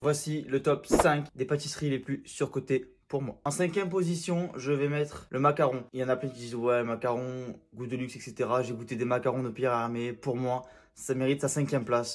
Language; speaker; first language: French; native; French